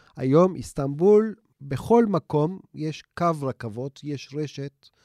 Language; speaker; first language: Hebrew; non-native, fluent; Turkish